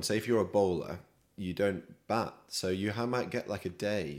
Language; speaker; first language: English; native; English